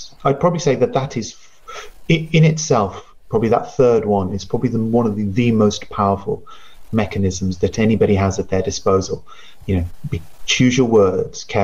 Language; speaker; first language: English; non-native, local second language; Punjabi